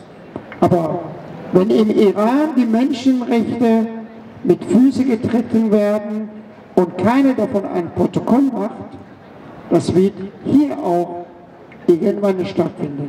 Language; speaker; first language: German; non-native, fluent; Persian